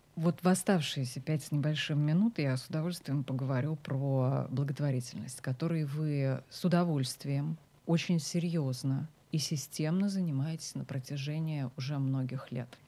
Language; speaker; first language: Russian; native; Russian